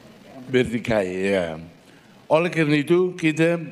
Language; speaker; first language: Indonesian; non-native, fluent; Portuguese